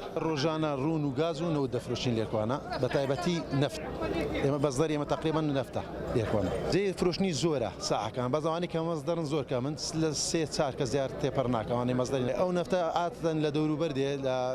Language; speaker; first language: Central Kurdish; native; Central Kurdish